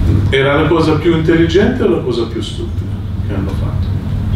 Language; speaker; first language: Italian; non-native, fluent; Maltese